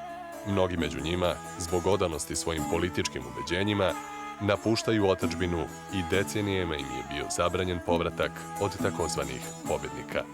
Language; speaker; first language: Bosnian; native; Bosnian